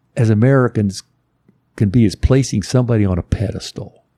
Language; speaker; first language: English; native; English